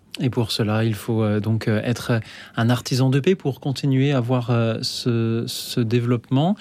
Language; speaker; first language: French; native; French